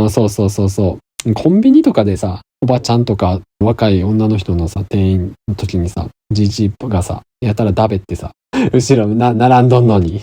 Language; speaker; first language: Japanese; native; Japanese